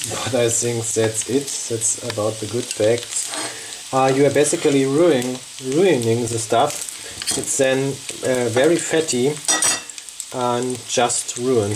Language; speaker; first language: English; non-native, fluent; German